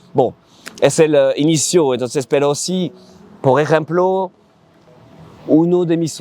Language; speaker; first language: Spanish; non-native, learner; French